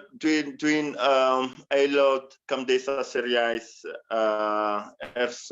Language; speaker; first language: Welsh; non-native, fluent; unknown